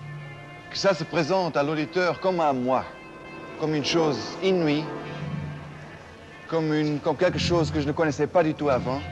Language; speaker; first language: French; non-native, fluent; German